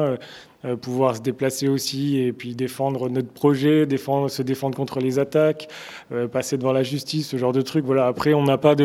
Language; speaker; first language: French; native; French